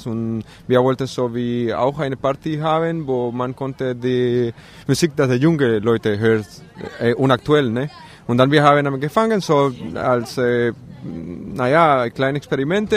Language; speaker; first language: German; non-native, learner; Spanish